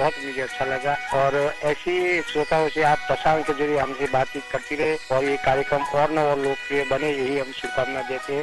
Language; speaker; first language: Hindi; non-native, local second language; Gujarati